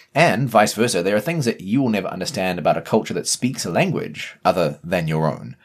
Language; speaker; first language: English; native; English